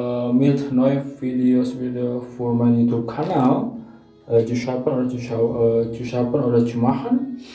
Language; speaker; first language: German; non-native, learner; Indonesian